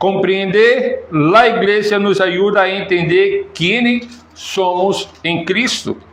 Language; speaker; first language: Spanish; non-native, fluent; Portuguese